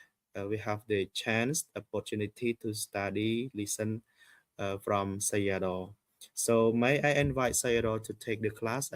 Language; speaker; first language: English; non-native, fluent; Khmer